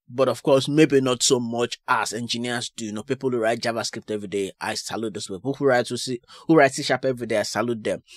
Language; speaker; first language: English; non-native, local second language; Yoruba